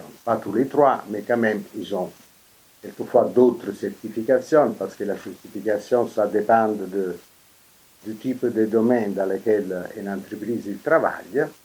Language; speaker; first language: French; non-native, fluent; Italian